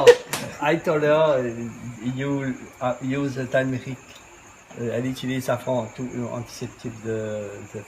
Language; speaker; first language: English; non-native, learner; French